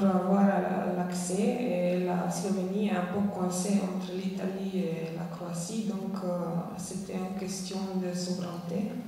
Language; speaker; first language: French; non-native, fluent; Slovenian